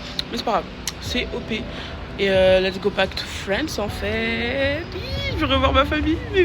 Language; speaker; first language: French; native; French